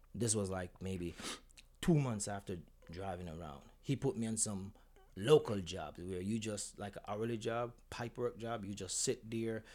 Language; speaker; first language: English; non-native, local second language; Jamaican Creole English